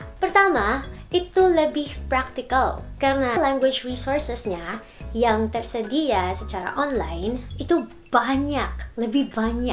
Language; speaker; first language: Indonesian; non-native, learner; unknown